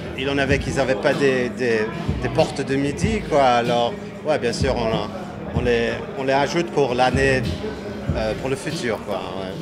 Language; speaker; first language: French; non-native, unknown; English